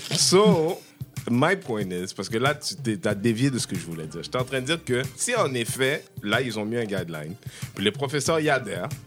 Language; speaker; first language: French; early bilingual, heritage; French